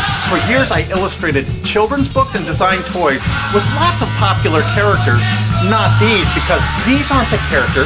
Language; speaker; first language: English; native; English